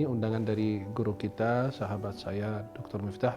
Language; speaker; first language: Indonesian; non-native, fluent; Arabic